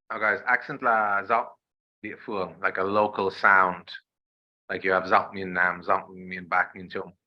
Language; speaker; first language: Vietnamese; non-native, learner; English